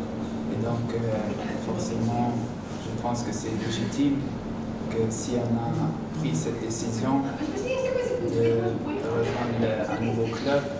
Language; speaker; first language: French; non-native, local second language; Luxembourgish